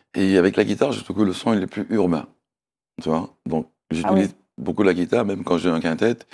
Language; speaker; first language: French; native; French